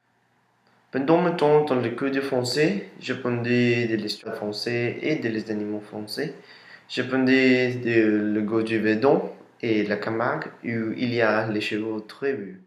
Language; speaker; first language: French; non-native, learner; Spanish